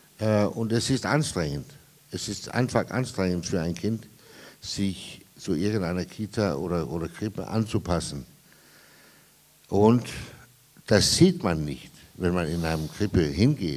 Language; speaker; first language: German; non-native, fluent; Danish